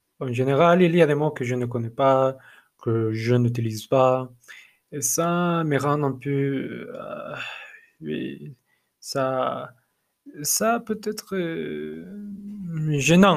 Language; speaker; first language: French; non-native, learner; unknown